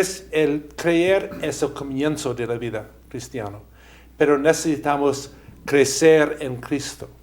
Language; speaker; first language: Spanish; non-native, fluent; English